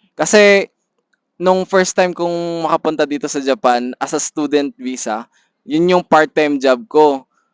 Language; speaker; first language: Filipino; native; Filipino